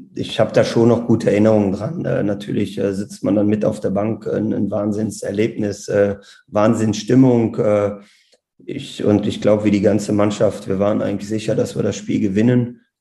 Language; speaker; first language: German; native; German